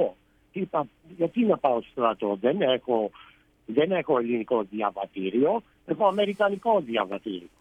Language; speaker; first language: Greek; early bilingual, heritage; Greek